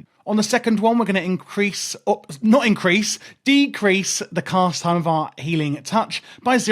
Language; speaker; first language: English; native; English